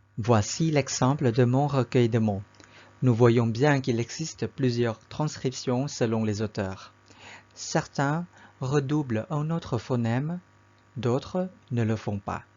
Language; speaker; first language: French; non-native, fluent; Thai